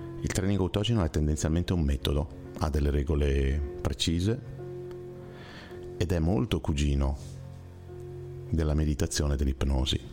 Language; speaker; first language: Italian; native; Italian